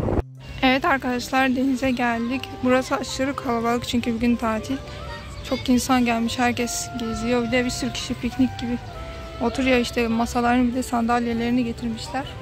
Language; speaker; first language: Turkish; early bilingual, other home language; Arabic